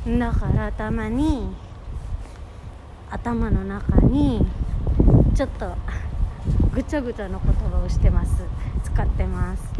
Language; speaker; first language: Japanese; non-native, learner; Filipino